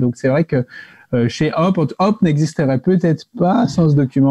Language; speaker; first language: French; native; French